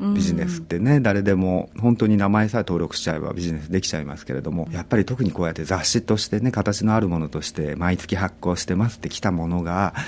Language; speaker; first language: Japanese; native; Japanese